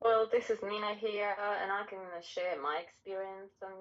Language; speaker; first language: English; non-native, fluent; Russian